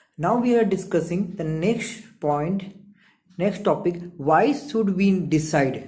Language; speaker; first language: Hindi; native; Hindi